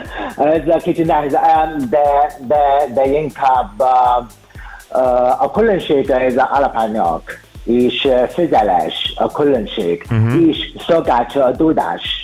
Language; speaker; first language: Hungarian; non-native, learner; Chinese